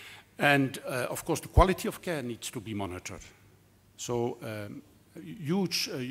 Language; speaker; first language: English; non-native, fluent; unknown